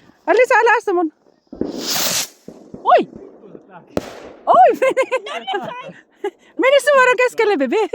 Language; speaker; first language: Finnish; non-native, learner; Filipino